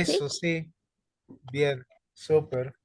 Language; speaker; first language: Spanish; native; Spanish